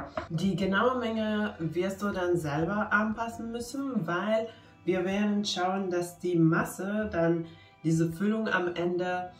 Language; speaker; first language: German; non-native, fluent; Finnish